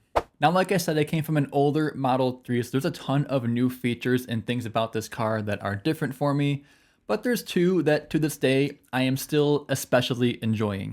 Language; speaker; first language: English; native; English